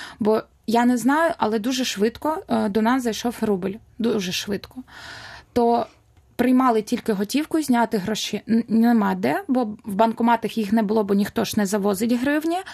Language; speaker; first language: Ukrainian; non-native, local second language; Russian